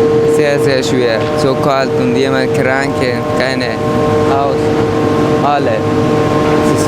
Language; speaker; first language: German; non-native, learner; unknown